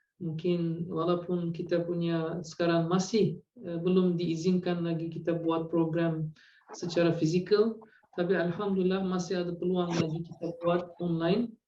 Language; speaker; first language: Malay; non-native, fluent; Turkish